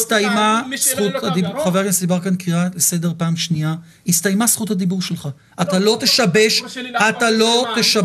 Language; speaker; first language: Hebrew; native; Hebrew